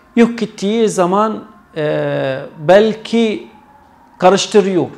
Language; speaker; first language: Turkish; non-native, fluent; Arabic